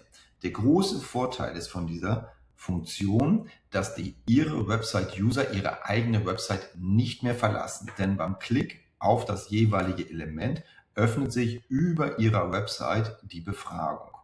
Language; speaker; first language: German; native; German